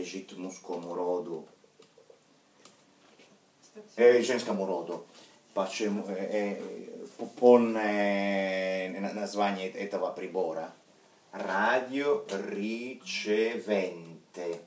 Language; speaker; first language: Russian; non-native, fluent; Italian